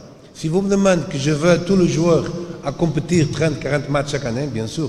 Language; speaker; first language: French; non-native, learner; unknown